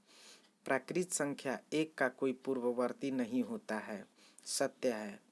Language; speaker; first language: Hindi; native; Hindi